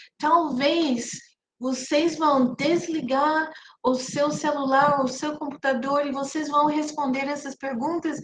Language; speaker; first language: Portuguese; non-native, fluent; English